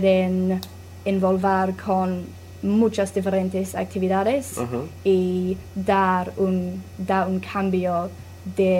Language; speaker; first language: Spanish; non-native, learner; English